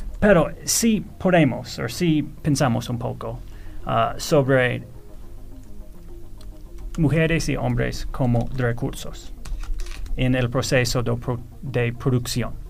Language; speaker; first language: Spanish; non-native, fluent; English